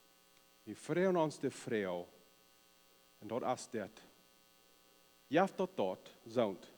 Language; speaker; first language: German; non-native, learner; Plautdietsch